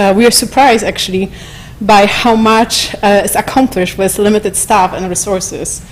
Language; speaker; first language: English; non-native, fluent; Polish